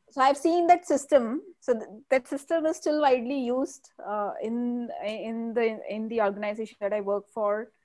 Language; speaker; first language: English; non-native, local second language; Malayalam